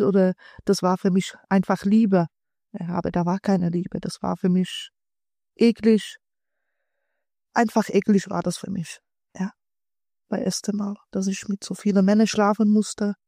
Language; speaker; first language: German; early bilingual, other home language; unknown